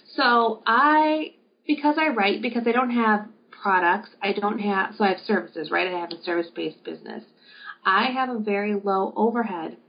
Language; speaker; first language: English; native; English